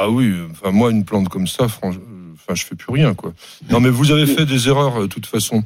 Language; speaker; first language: French; native; French